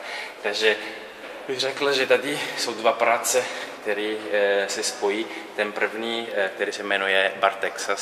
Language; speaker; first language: Czech; non-native, learner; Italian